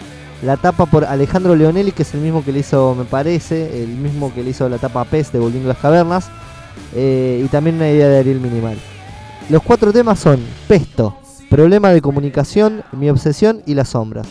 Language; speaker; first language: Spanish; native; Spanish